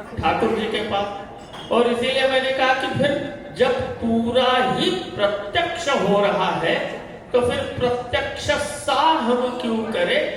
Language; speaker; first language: Hindi; non-native, local second language; Kannada